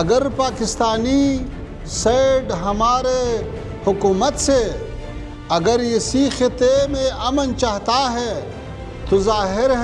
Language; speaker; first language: Hindi; non-native, fluent; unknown